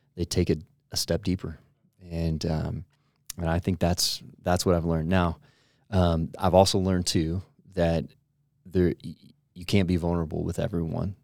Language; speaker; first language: English; native; English